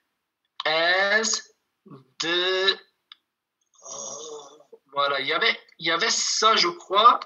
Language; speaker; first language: French; non-native, fluent; Kurdish